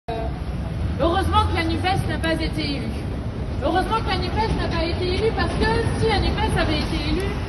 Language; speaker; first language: French; native; French